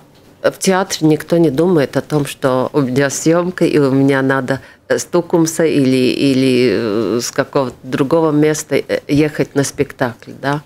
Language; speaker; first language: Russian; non-native, local second language; Latvian